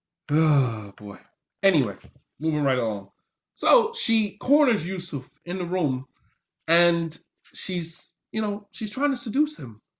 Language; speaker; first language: English; native; English